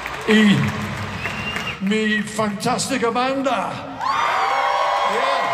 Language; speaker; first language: Spanish; non-native, learner; English